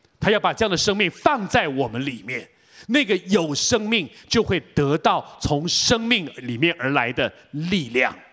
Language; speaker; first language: Chinese; native; Chinese